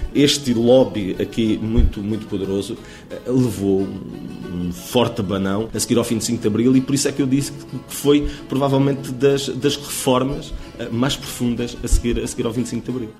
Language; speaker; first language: Portuguese; native; Portuguese